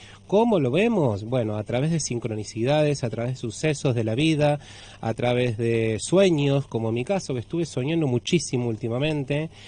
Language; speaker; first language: Spanish; native; Spanish